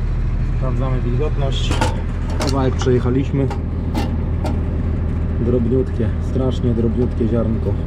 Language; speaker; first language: Polish; native; Polish